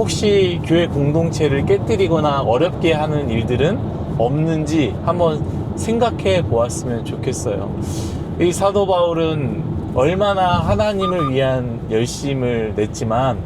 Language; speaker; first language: Korean; native; Korean